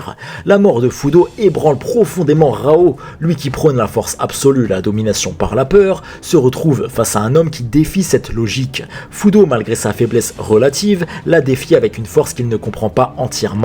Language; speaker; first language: French; native; French